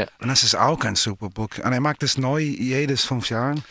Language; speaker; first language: German; non-native, learner; English